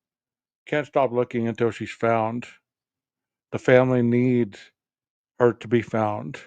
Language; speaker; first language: English; native; English